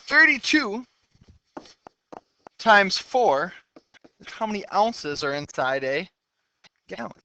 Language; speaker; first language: English; native; English